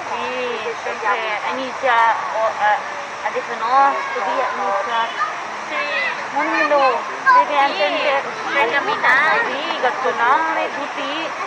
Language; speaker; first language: Italian; non-native, learner; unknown